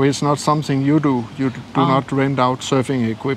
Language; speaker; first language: English; non-native, learner; Swedish